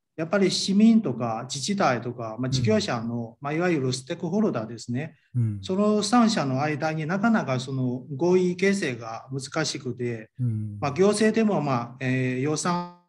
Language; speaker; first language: Japanese; non-native, fluent; Chinese